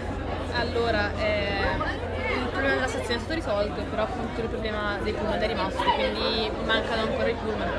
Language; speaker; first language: Italian; native; Italian